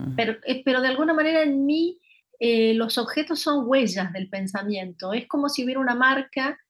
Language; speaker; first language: Spanish; native; Spanish